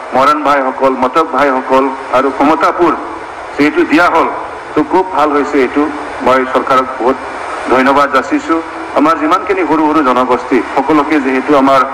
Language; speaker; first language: Assamese; non-native, local second language; Bodo